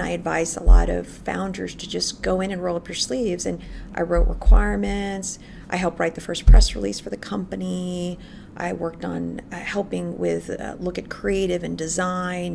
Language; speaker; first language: English; non-native, local second language; Filipino